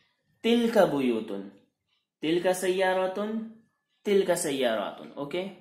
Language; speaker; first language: Arabic; non-native, fluent; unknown